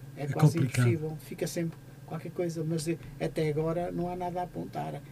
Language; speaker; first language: Portuguese; native; Portuguese